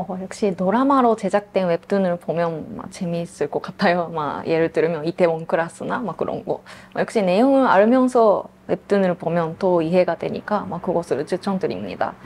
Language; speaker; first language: Korean; non-native, fluent; Japanese